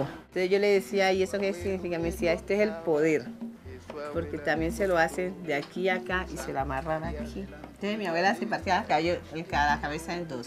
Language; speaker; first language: Spanish; native; Spanish